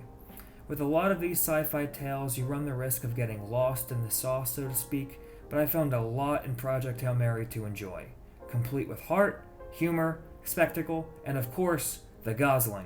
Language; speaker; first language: English; native; English